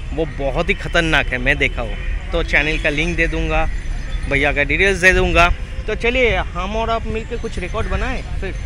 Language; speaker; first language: Hindi; non-native, local second language; Bangla